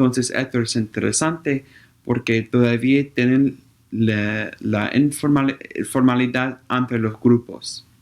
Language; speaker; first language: Spanish; non-native, learner; English